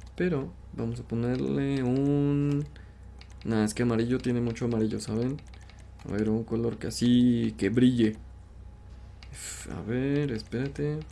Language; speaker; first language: Spanish; native; Spanish